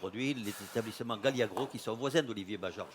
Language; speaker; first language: French; native; French